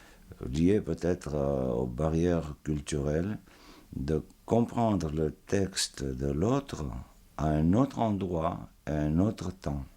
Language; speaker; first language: French; non-native, fluent; Georgian